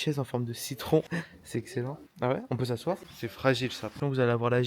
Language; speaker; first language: French; native; French